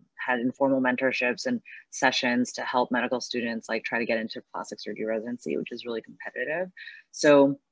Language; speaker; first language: English; early bilingual, other home language; Chinese